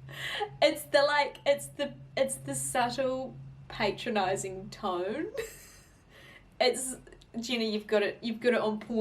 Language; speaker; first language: English; native; English